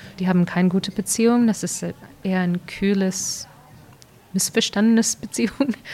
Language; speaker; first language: German; early bilingual, heritage; English